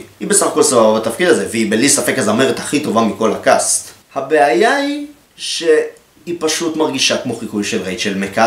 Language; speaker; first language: Hebrew; native; Hebrew